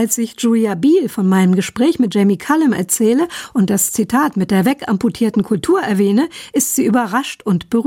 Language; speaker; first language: German; native; German